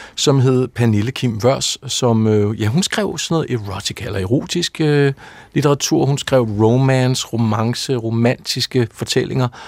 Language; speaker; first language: Danish; native; Danish